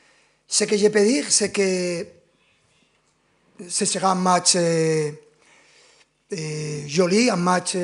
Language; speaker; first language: French; non-native, fluent; Spanish